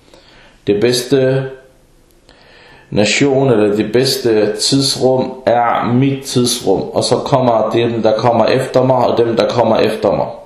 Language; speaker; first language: Danish; early bilingual, other home language; Arabic